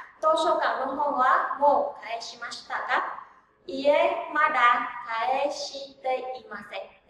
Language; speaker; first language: Japanese; non-native, fluent; Vietnamese